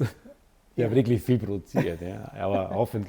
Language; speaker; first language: German; non-native, fluent; Italian